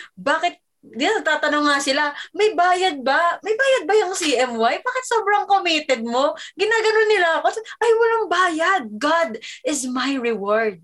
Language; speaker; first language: Filipino; native; Filipino